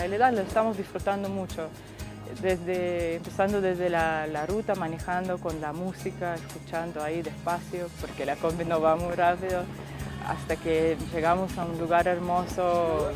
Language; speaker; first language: Spanish; non-native, fluent; Russian